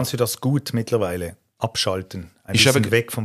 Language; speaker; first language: German; native; German